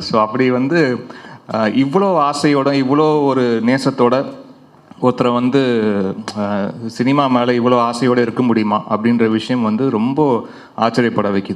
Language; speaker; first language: Tamil; native; Tamil